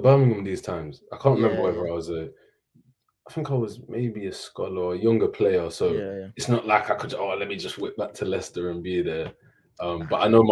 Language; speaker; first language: English; native; English